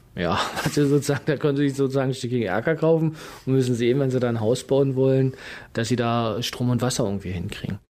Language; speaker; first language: German; native; German